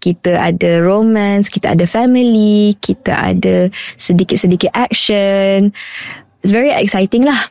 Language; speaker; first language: Malay; non-native, local second language; English